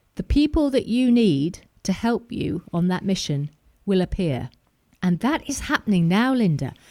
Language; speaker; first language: English; native; English